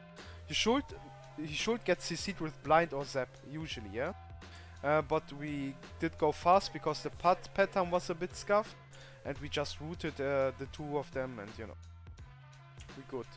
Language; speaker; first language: English; non-native, fluent; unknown